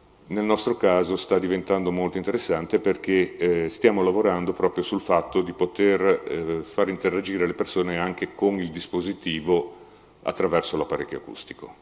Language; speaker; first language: Italian; native; Italian